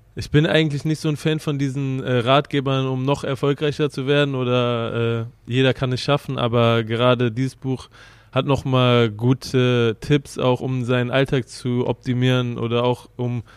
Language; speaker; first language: German; native; German